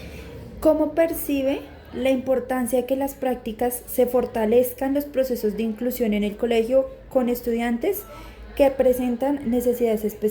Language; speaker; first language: Spanish; native; Spanish